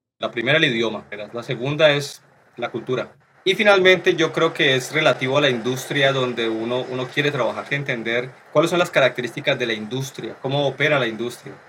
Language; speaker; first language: Spanish; native; Spanish